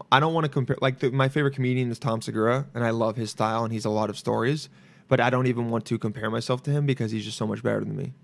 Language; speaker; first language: English; native; English